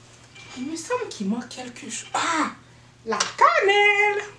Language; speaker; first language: French; native; French